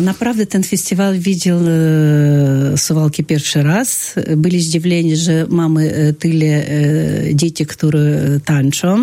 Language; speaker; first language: Polish; non-native, fluent; Russian